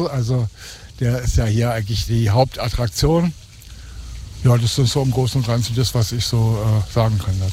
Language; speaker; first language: German; native; German